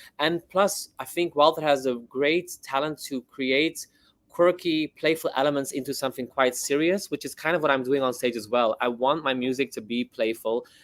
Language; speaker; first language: English; non-native, fluent; Dutch